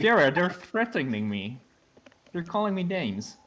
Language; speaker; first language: English; native; English